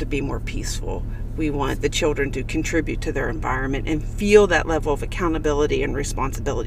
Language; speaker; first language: English; native; English